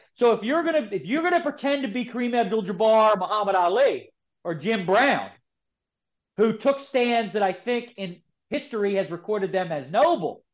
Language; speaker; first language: English; native; English